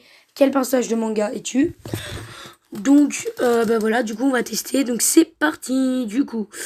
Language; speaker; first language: French; native; French